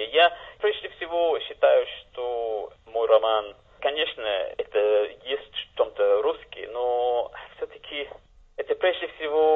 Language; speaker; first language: Russian; non-native, fluent; English